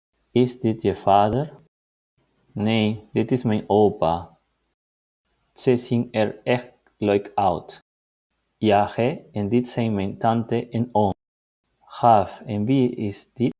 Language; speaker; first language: Dutch; non-native, learner; Spanish